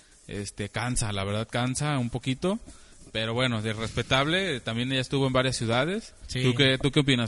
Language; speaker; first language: Spanish; native; Spanish